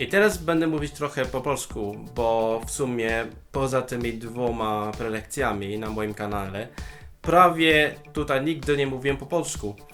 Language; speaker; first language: Polish; non-native, fluent; Cantonese